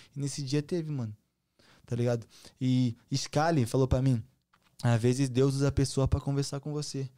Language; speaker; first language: Portuguese; native; Portuguese